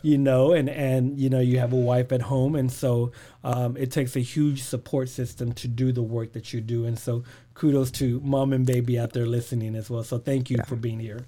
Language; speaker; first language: English; early bilingual, other home language; Spanish